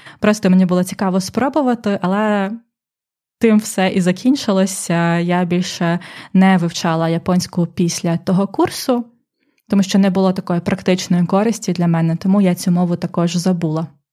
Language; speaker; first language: Ukrainian; native; Ukrainian